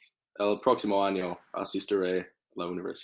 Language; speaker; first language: Spanish; non-native, learner; English